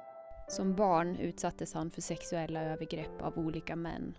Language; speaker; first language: Swedish; native; Swedish